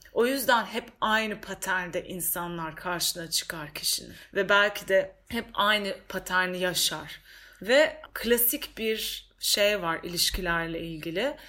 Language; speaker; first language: Turkish; native; Turkish